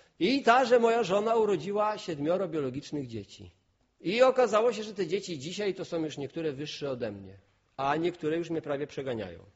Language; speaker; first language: Polish; non-native, local second language; Kashubian